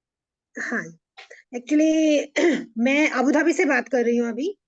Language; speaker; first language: Hindi; native; Hindi